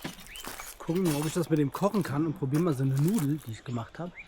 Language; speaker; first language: German; native; German